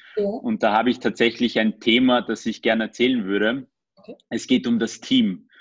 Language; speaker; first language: German; early bilingual, other home language; Armenian